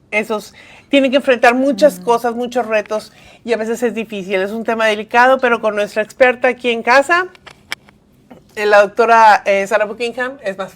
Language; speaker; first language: Spanish; native; Spanish